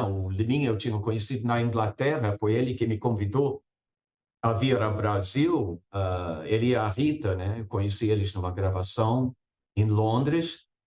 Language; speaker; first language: Portuguese; non-native, fluent; English